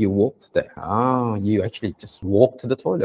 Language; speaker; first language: English; early bilingual, other home language; Vietnamese